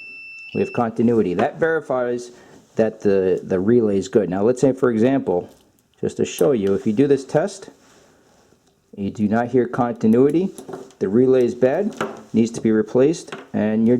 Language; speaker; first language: English; native; English